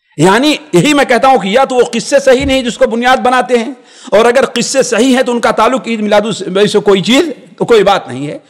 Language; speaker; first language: Urdu; native; Urdu